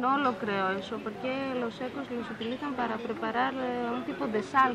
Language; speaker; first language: Spanish; non-native, fluent; Greek